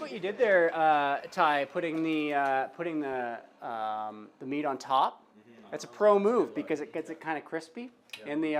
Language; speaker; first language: English; native; English